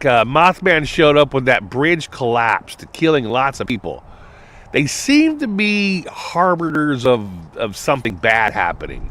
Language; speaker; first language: English; native; English